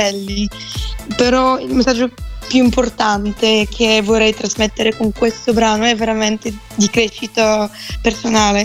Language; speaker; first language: Italian; non-native, fluent; Bulgarian